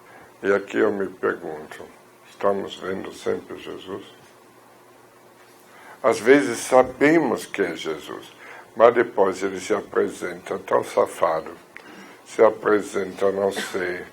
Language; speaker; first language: Portuguese; non-native, fluent; German